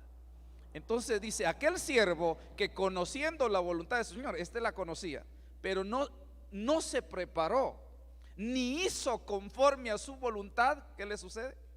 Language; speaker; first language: Spanish; native; Spanish